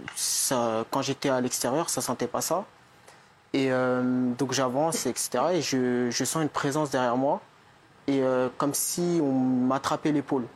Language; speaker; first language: French; native; French